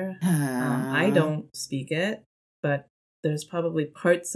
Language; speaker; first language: English; native; English